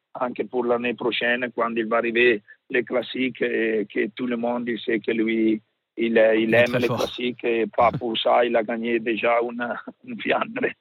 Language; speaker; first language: French; non-native, learner; Italian